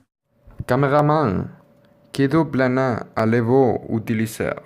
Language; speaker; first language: French; non-native, learner; Spanish